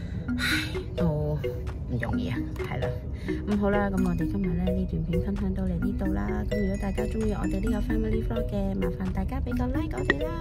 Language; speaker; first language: Cantonese; native; Cantonese